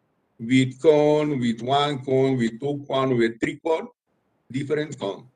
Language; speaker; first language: English; non-native, learner; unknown